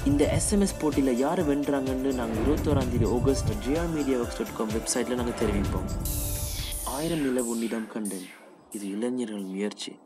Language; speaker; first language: Tamil; early bilingual, heritage; Tamil